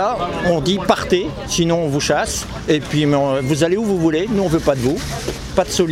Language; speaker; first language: French; native; French